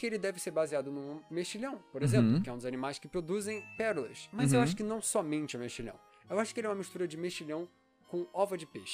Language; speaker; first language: Portuguese; native; Portuguese